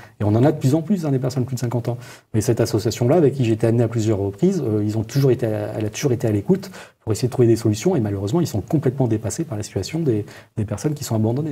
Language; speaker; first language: French; native; French